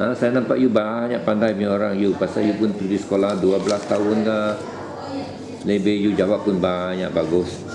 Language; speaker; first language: Malay; native; Malay